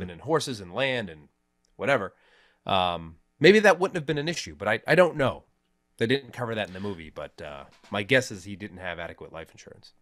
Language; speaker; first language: English; native; English